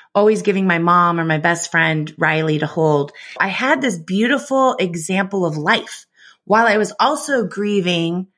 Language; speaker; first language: English; native; English